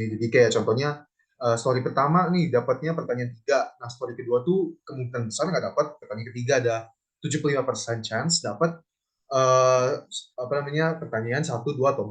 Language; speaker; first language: Indonesian; native; Indonesian